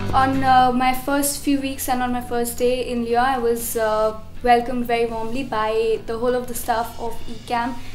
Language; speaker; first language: English; non-native, local second language; Bangla